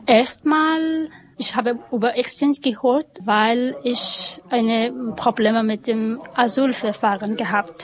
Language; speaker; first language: German; non-native, learner; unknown